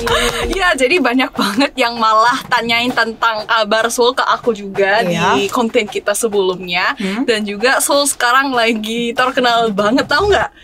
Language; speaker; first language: Indonesian; non-native, fluent; Korean